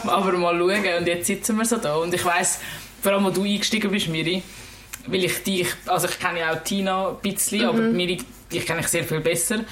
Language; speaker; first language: German; native; German